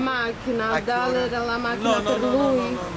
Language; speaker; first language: Italian; non-native, learner; Portuguese